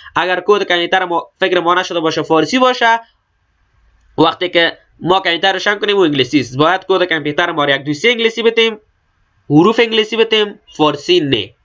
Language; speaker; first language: Persian; native; Persian